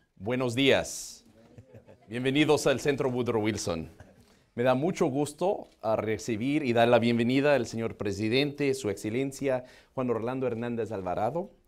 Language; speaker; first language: Spanish; non-native, fluent; English